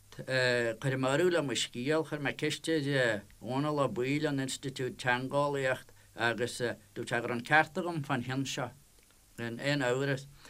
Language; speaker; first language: Irish; native; Irish